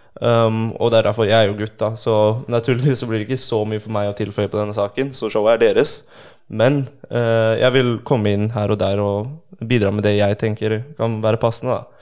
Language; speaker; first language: Norwegian; native; Norwegian